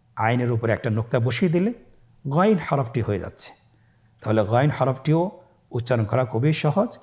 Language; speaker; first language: Bangla; native; Bangla